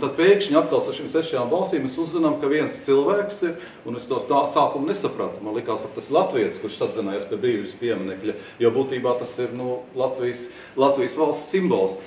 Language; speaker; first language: Latvian; non-native, local second language; Russian